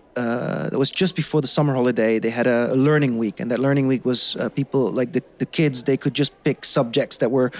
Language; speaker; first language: English; non-native, fluent; Dutch